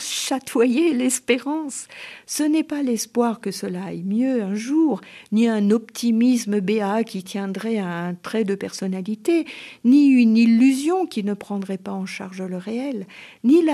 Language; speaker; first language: French; native; French